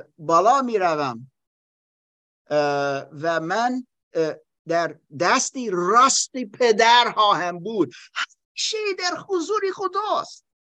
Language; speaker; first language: Persian; non-native, learner; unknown